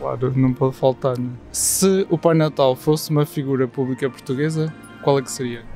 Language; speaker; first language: Portuguese; native; Portuguese